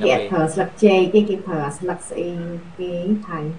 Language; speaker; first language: Vietnamese; non-native, learner; Khmer